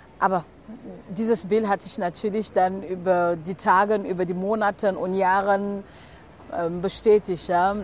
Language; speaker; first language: German; non-native, fluent; French